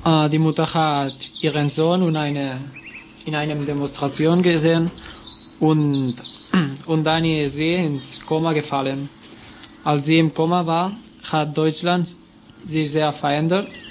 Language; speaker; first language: German; non-native, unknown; Catalan